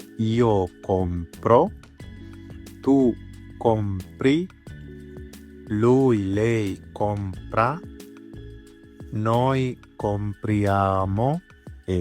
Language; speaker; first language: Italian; non-native, fluent; Sinhala